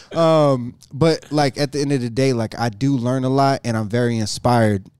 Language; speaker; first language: English; native; English